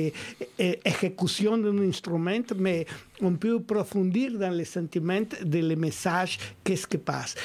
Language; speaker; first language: French; non-native, learner; Spanish